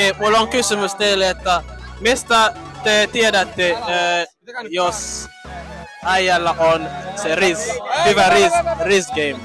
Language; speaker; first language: Finnish; non-native, learner; English